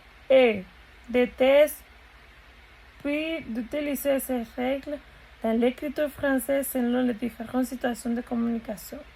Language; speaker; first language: French; non-native, learner; Spanish